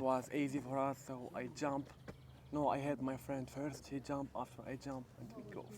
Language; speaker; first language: English; non-native, learner; Arabic